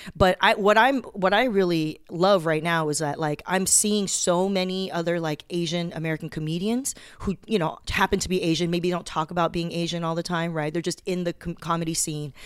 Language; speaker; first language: English; native; English